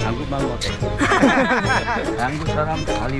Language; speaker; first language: Korean; non-native, learner; Indonesian